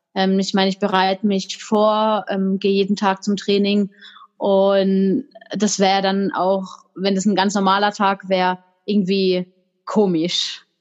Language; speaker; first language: German; native; German